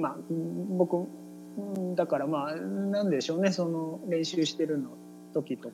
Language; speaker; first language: Japanese; native; Japanese